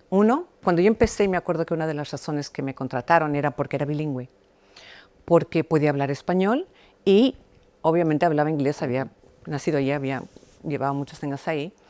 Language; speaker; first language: Spanish; early bilingual, heritage; Spanish